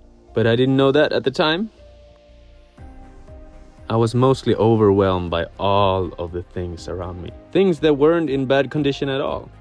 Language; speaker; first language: English; non-native, fluent; Swedish